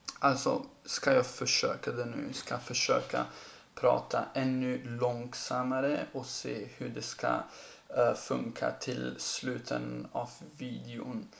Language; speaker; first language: Swedish; non-native, fluent; Ladin